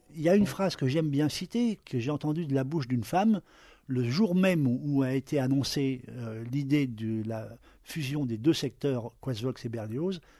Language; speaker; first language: French; native; French